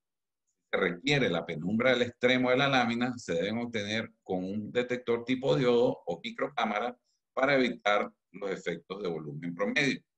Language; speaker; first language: Spanish; native; Spanish